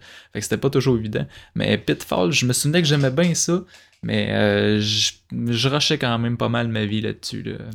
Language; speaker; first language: French; native; French